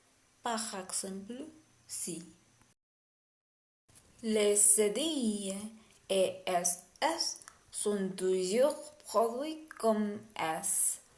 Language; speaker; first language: French; non-native, learner; Spanish